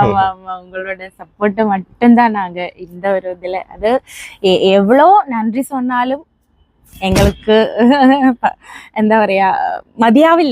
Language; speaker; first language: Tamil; non-native, learner; Malayalam